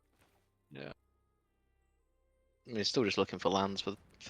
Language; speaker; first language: English; native; English